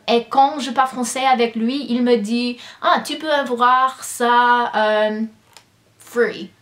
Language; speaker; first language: French; non-native, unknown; English